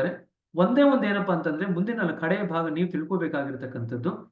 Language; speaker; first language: Kannada; native; Kannada